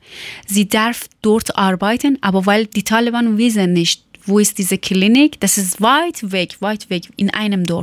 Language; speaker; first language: German; non-native, learner; Persian